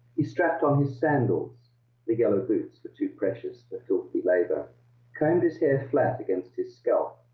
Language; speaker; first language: English; early bilingual, other home language; Dutch